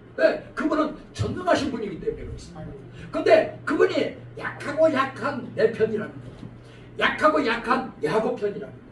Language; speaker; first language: Korean; native; Korean